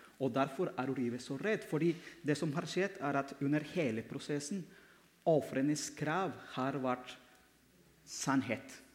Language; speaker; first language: Norwegian; non-native, fluent; Spanish